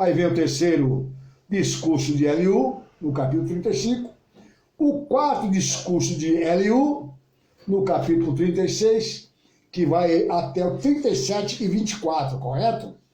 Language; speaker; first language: Portuguese; native; Portuguese